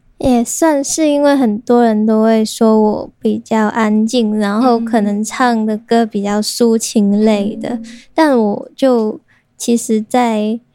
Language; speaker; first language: Chinese; non-native, local second language; Cantonese